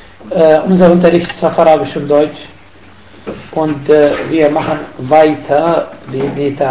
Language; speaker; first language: German; non-native, fluent; Arabic